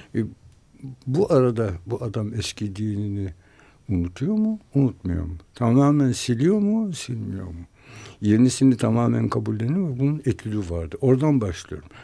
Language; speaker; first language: Turkish; native; Turkish